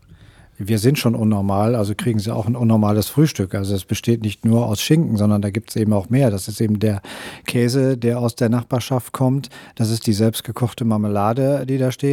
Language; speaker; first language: German; native; German